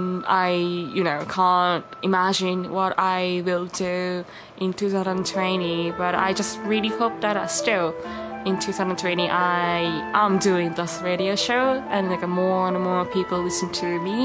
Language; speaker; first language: English; non-native, fluent; Japanese